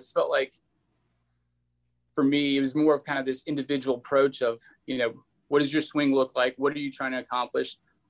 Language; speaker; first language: English; native; English